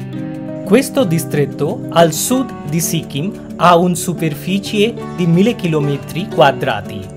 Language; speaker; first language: Italian; non-native, fluent; Bangla